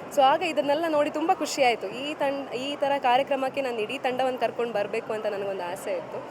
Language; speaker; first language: Kannada; native; Kannada